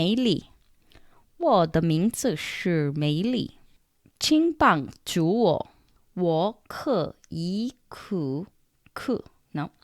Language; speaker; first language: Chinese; non-native, learner; English